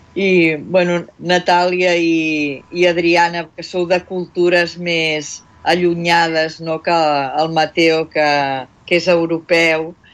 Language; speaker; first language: Catalan; native; Catalan